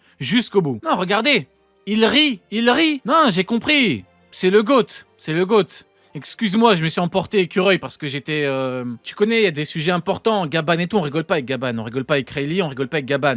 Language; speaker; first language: French; native; French